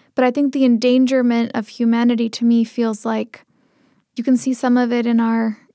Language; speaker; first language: English; early bilingual, other home language; Tamil